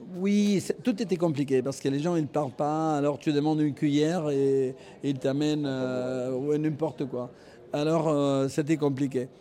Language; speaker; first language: French; non-native, fluent; Spanish